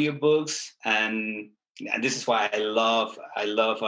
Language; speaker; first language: English; non-native, fluent; Spanish